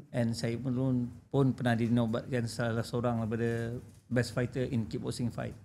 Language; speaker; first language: Malay; native; Malay